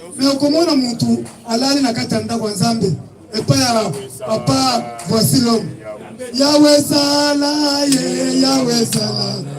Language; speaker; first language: Lingala; native; Lingala